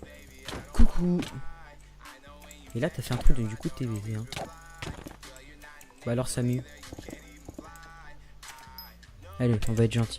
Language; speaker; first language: French; native; French